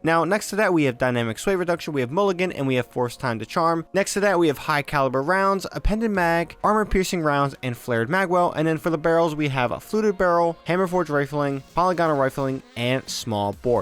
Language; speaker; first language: English; native; English